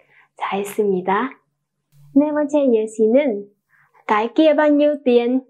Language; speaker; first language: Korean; non-native, learner; Vietnamese